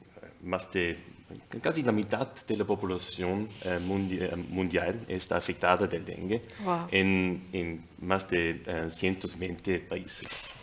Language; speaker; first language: Spanish; non-native, fluent; German